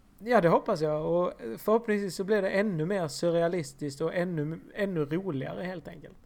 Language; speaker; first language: Swedish; native; Swedish